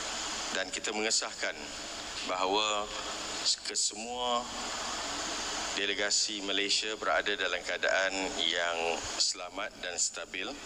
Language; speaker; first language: Malay; native; Malay